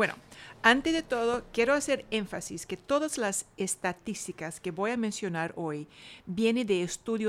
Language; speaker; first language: Spanish; non-native, fluent; English